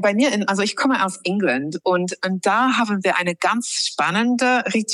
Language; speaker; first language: German; non-native, fluent; English